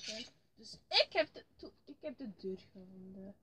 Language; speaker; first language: Dutch; early bilingual, other home language; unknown